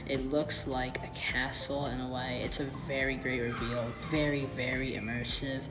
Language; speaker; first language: English; native; English